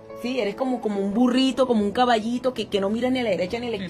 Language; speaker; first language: Spanish; native; Spanish